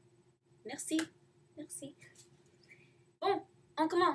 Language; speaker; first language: French; non-native, learner; English